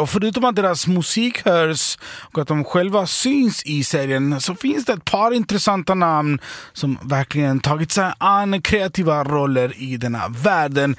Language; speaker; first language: Swedish; native; Swedish